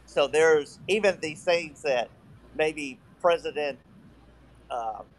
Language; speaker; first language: English; native; English